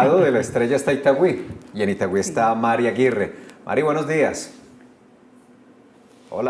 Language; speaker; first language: Spanish; native; Spanish